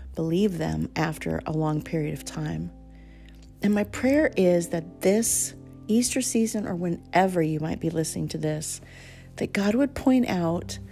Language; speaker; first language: English; native; English